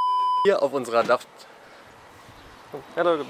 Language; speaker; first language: German; native; German